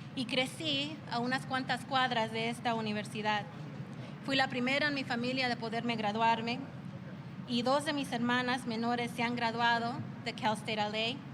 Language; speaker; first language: Spanish; early bilingual, other home language; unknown